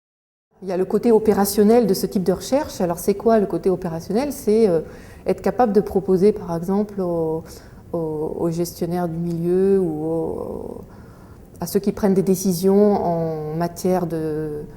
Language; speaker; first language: French; native; French